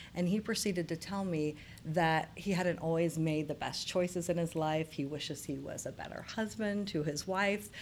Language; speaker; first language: English; native; English